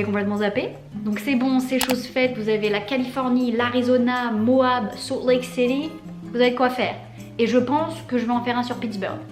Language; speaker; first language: French; native; French